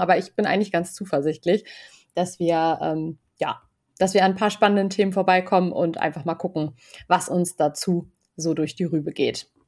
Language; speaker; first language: German; native; German